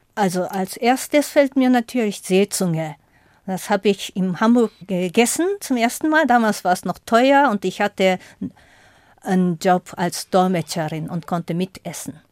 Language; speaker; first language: German; non-native, fluent; Japanese